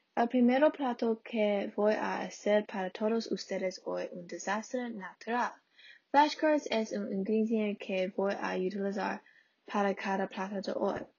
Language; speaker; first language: Spanish; non-native, learner; English